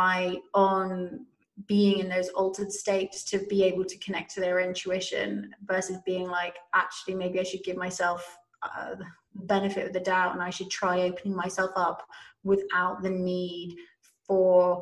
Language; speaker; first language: English; native; English